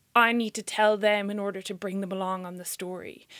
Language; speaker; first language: English; native; English